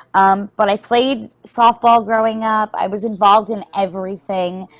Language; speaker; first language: English; native; English